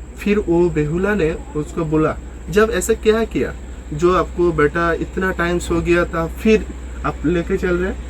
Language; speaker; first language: Hindi; non-native, local second language; Bangla